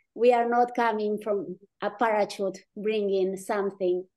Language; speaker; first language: English; non-native, fluent; Spanish